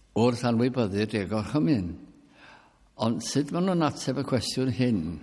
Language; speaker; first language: Welsh; early bilingual, heritage; Welsh